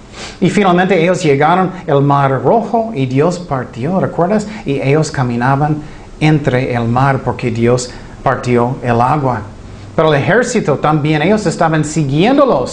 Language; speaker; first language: Spanish; non-native, fluent; English